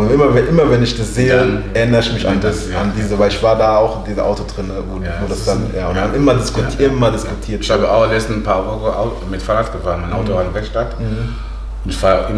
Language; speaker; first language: German; early bilingual, other home language; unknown